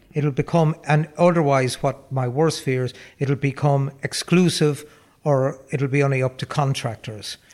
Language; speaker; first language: English; native; English